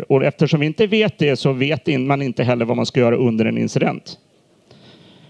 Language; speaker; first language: Swedish; native; Swedish